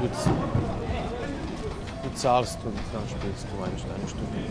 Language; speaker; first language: German; non-native, fluent; Serbian